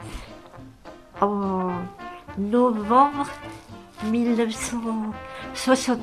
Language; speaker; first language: French; native; French